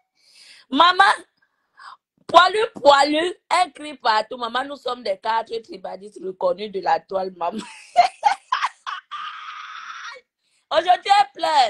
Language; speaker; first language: French; non-native, local second language; Lingala